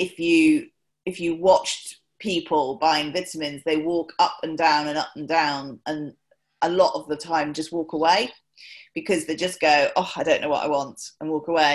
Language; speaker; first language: English; native; English